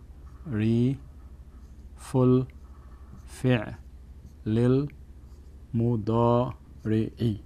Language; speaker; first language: Arabic; non-native, fluent; English